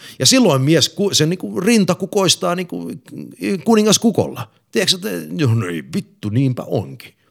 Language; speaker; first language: Finnish; early bilingual, heritage; English